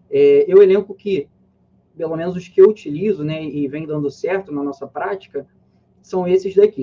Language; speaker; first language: Portuguese; native; Portuguese